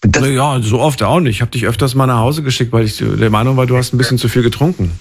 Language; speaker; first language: German; native; German